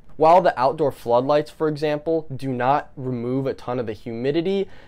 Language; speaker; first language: English; native; English